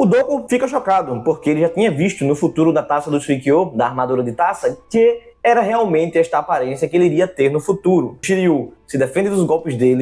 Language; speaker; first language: Portuguese; native; Portuguese